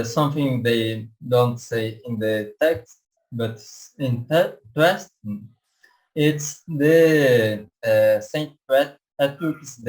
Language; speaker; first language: English; non-native, learner; Portuguese